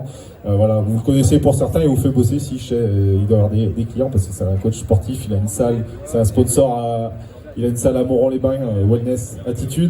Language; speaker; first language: French; native; French